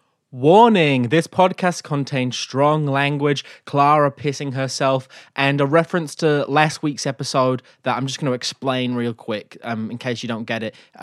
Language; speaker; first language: English; native; English